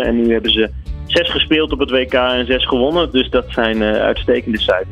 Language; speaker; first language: Dutch; native; Dutch